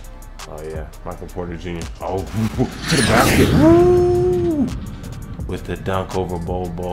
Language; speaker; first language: English; native; English